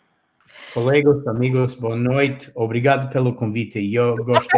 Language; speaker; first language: Portuguese; non-native, fluent; English